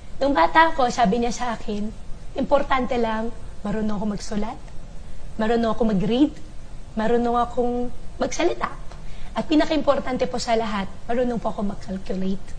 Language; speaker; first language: Filipino; non-native, local second language; Chinese